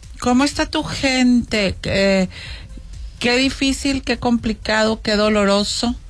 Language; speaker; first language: Spanish; native; Spanish